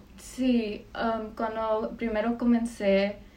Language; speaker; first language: Spanish; early bilingual, heritage; Spanish